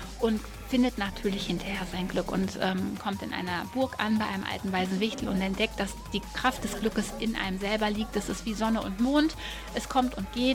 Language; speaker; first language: German; native; German